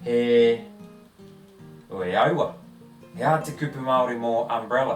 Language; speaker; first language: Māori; non-native, learner; English